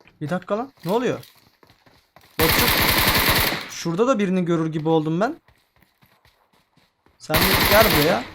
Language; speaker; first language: Turkish; native; Turkish